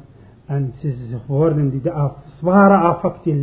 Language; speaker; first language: Dutch; non-native, learner; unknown